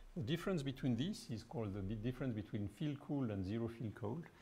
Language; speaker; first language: English; non-native, fluent; French